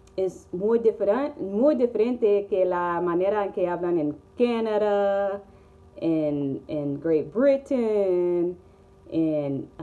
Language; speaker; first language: Spanish; non-native, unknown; English